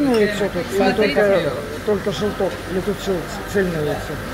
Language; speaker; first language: Russian; native; Russian